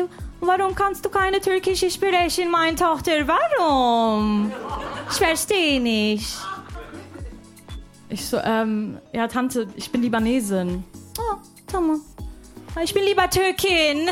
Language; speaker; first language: German; early bilingual, other home language; Arabic